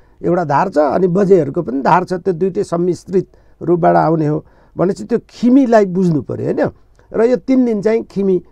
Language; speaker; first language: Nepali; non-native, local second language; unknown